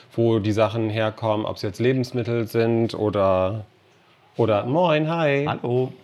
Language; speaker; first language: German; non-native, fluent; English